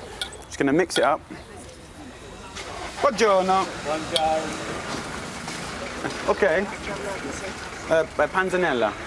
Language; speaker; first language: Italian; non-native, learner; English